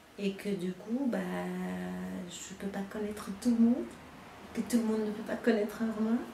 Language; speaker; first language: French; non-native, fluent; Romanian